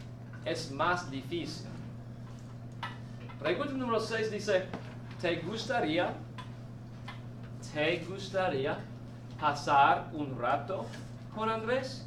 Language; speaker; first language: Spanish; non-native, fluent; English